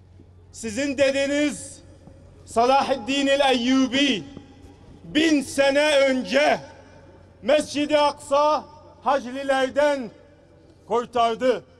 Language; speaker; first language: Turkish; non-native, fluent; Arabic